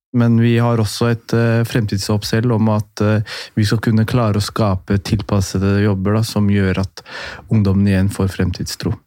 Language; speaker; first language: Norwegian; early bilingual, other home language; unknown